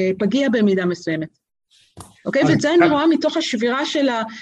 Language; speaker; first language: Hebrew; native; Hebrew